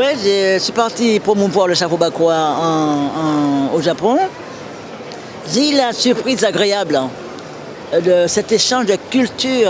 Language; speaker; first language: French; native; French